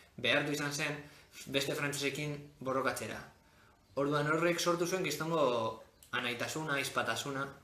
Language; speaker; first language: Basque; non-native, local second language; Spanish